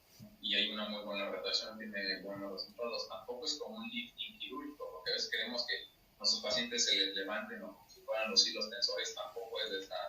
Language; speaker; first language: Spanish; native; Spanish